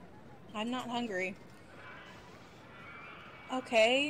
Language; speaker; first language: English; native; English